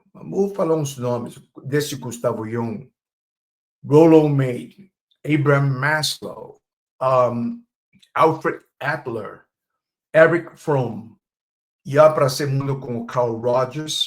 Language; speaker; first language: Portuguese; non-native, fluent; Chinese